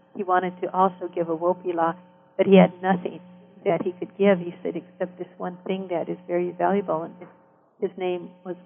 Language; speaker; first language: English; native; English